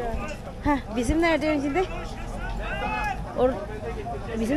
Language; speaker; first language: Turkish; non-native, learner; Filipino